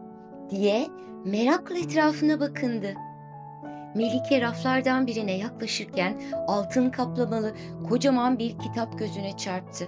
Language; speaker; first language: Turkish; native; Turkish